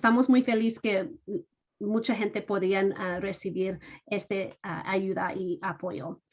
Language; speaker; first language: Spanish; non-native, fluent; English